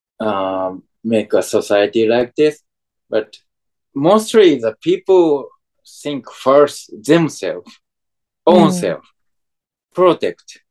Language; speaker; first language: English; non-native, fluent; Japanese